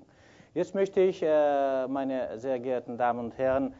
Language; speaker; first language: German; non-native, fluent; Kyrgyz